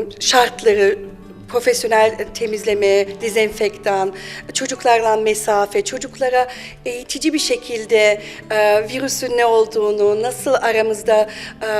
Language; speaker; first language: Turkish; early bilingual, heritage; German